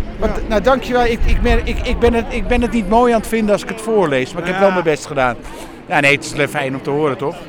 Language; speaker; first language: Dutch; native; Dutch